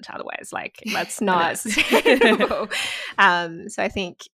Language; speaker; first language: English; native; English